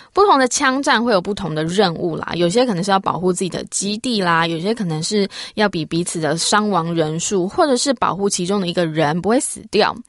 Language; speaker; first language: Chinese; native; Chinese